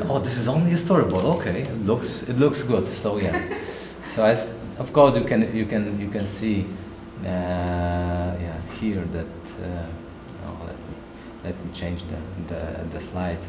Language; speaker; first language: English; non-native, fluent; Polish